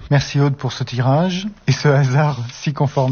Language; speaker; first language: French; native; French